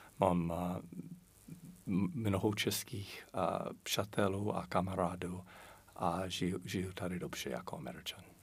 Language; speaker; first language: Czech; non-native, fluent; English